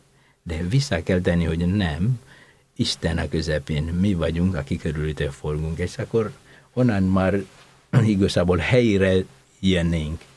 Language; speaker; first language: Hungarian; non-native, fluent; Indonesian